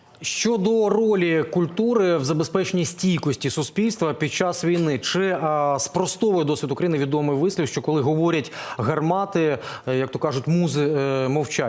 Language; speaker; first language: Ukrainian; native; Ukrainian